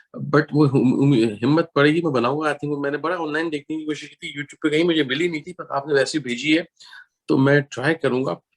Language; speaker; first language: Urdu; native; Urdu